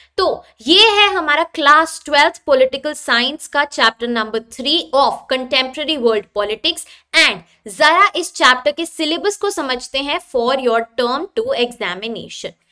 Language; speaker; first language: Hindi; native; Hindi